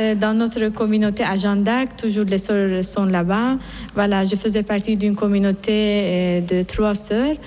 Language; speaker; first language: French; non-native, fluent; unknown